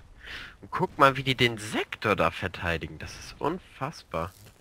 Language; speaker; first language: German; native; German